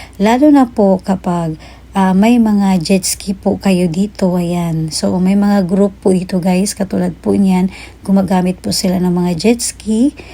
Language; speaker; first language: Filipino; native; Filipino